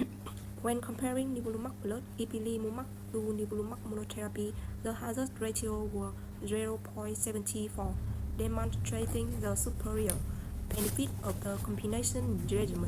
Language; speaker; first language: English; non-native, learner; Vietnamese